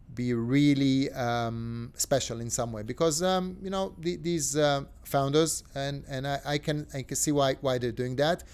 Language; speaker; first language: English; non-native, fluent; Hebrew